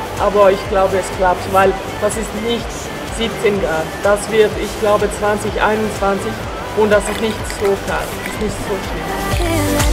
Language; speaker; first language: German; non-native, local second language; French